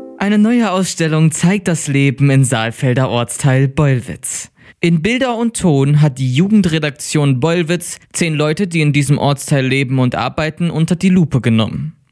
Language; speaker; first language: German; native; German